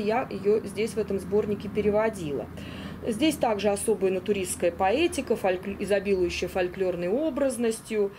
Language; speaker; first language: Russian; native; Russian